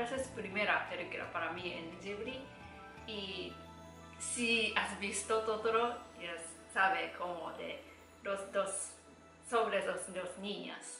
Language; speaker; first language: Spanish; non-native, learner; Japanese